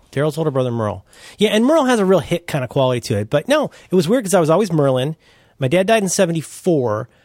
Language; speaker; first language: English; early bilingual, other home language; German